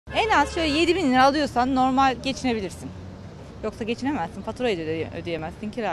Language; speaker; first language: Turkish; native; Turkish